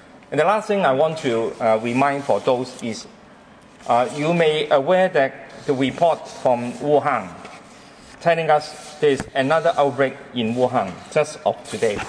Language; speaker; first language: English; non-native, local second language; Cantonese